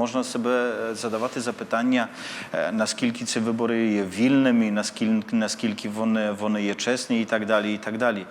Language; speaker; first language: Polish; non-native, learner; Ukrainian